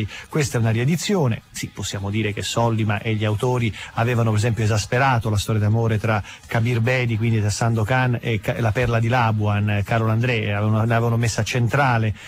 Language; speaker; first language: Italian; native; Italian